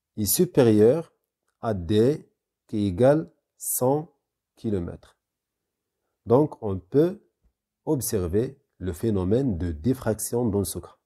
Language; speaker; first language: French; non-native, local second language; Arabic